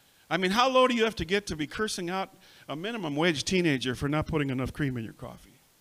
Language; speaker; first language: English; native; English